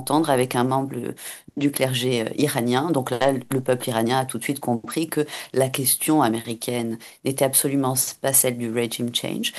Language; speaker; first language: French; native; French